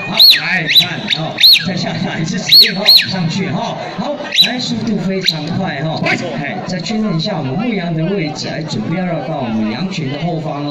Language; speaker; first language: Chinese; native; Chinese